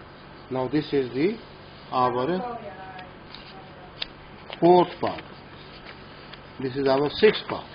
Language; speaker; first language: English; non-native, local second language; Urdu